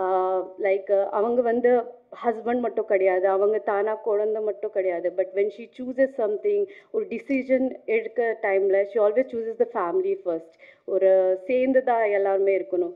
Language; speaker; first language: Tamil; non-native, fluent; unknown